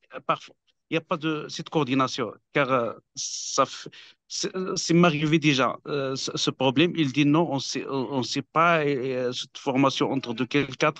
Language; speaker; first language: French; non-native, fluent; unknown